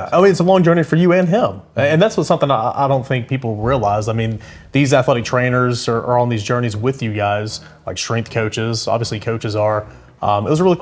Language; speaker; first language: English; native; English